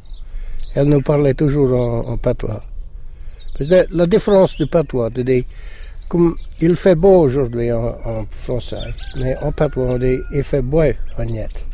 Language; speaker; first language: French; non-native, local second language; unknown